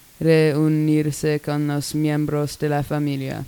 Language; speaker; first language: Spanish; non-native, learner; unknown